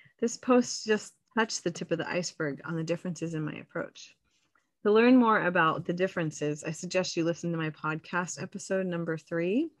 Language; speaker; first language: English; native; English